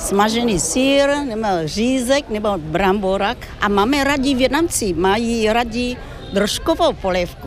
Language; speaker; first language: Czech; non-native, fluent; Vietnamese